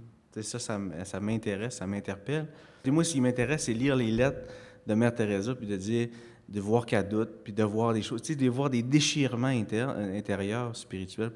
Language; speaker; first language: French; native; French